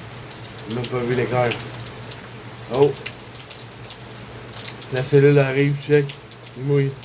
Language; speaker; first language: French; native; French